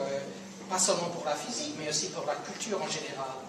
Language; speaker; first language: French; non-native, fluent; English